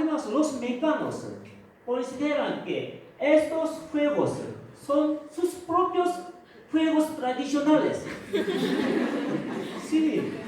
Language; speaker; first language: Spanish; non-native, fluent; Korean